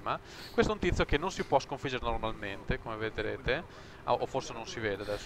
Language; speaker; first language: Italian; native; Italian